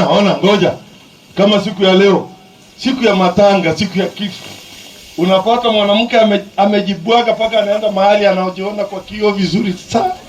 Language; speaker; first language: Swahili; non-native, local second language; Kalenjin